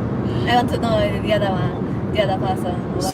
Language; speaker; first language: English; non-native, learner; Japanese